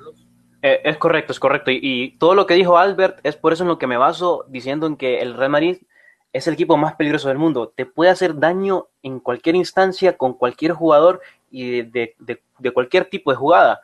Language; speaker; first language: Spanish; native; Spanish